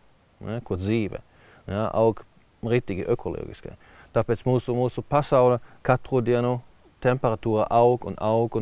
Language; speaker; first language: Latvian; non-native, learner; German